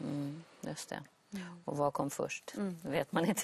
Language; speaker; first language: Swedish; native; Swedish